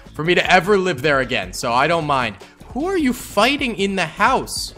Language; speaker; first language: English; native; English